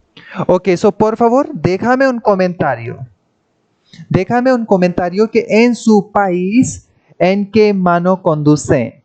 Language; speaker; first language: Spanish; non-native, fluent; Hindi